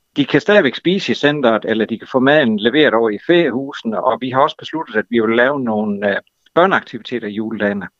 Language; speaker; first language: Danish; native; Danish